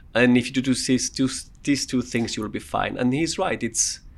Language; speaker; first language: English; non-native, fluent; German